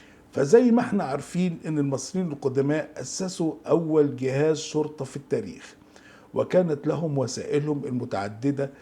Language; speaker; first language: Arabic; native; Arabic